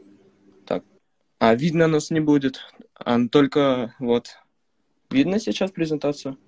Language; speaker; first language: Russian; native; Russian